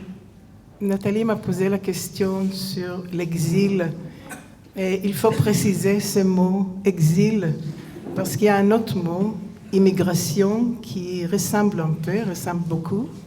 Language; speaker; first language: French; non-native, fluent; Hebrew